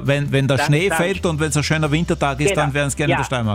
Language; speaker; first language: German; native; German